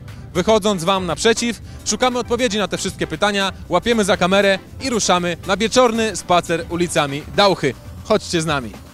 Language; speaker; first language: Polish; native; Polish